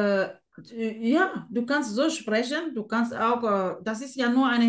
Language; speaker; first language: German; non-native, fluent; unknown